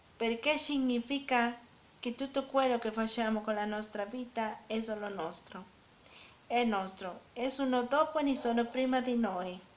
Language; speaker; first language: Italian; non-native, learner; Spanish